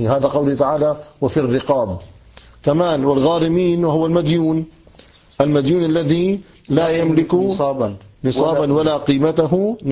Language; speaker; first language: Arabic; native; Arabic